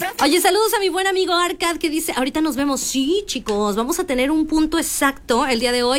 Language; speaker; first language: Spanish; native; Spanish